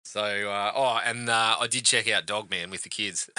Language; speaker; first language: English; native; English